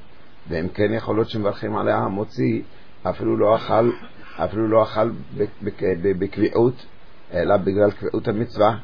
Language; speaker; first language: Hebrew; native; Hebrew